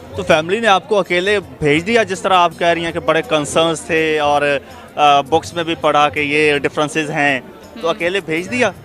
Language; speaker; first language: Urdu; non-native, local second language; Punjabi